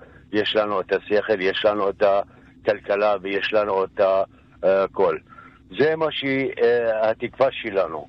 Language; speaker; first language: Hebrew; non-native, local second language; Arabic